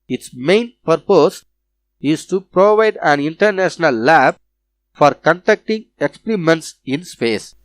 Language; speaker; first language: English; non-native, local second language; Tamil